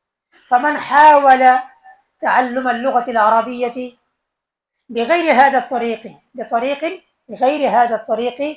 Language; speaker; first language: Arabic; non-native, fluent; Bangla